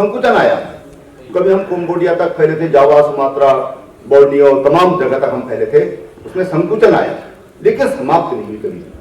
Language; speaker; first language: Hindi; native; Hindi